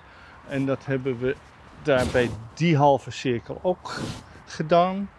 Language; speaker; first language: Dutch; native; Dutch